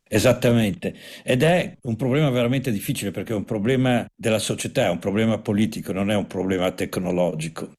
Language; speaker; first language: Italian; native; Italian